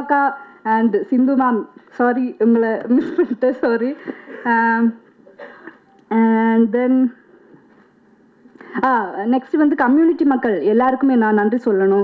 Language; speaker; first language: Tamil; non-native, fluent; Malayalam